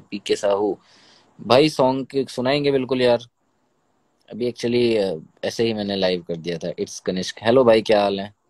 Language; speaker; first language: Hindi; native; Hindi